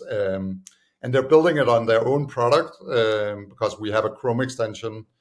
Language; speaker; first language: English; non-native, fluent; Danish